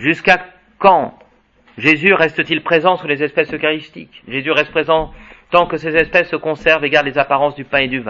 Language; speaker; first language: French; native; French